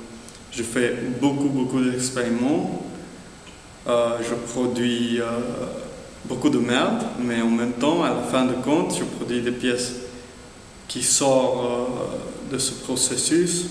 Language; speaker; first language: French; non-native, fluent; Spanish